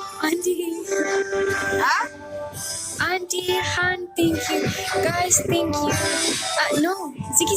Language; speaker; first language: English; early bilingual, heritage; Amharic